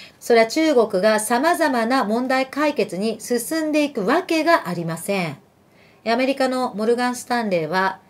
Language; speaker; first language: Japanese; early bilingual, other home language; Arabic